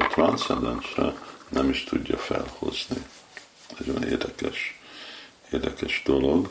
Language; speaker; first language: Hungarian; non-native, fluent; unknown